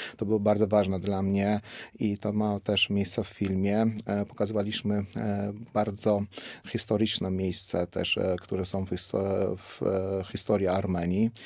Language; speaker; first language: Polish; non-native, fluent; Armenian